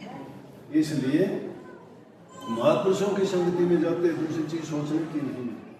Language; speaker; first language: Hindi; native; Hindi